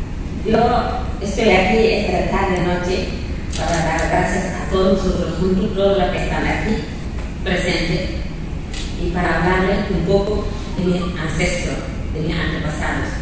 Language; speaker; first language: Spanish; non-native, learner; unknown